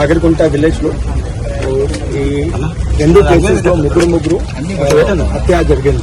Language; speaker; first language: Telugu; non-native, local second language; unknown